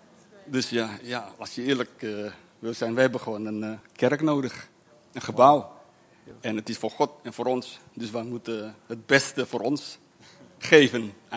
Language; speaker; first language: Dutch; non-native, fluent; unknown